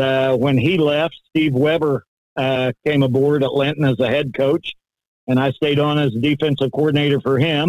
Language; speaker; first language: English; native; English